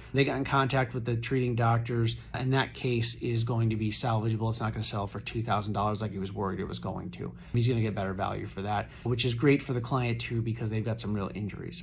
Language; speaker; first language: English; native; English